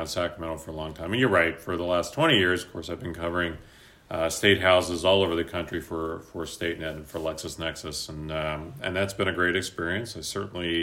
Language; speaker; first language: English; native; English